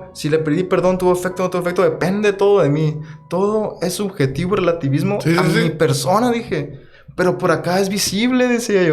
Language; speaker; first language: Spanish; native; Spanish